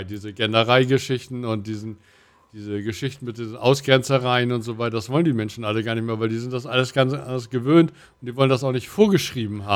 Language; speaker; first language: German; native; German